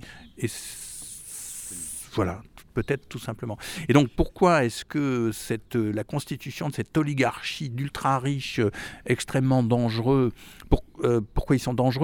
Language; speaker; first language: French; native; French